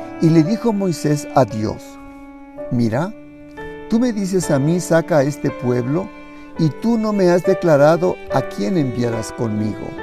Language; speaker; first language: Spanish; native; Spanish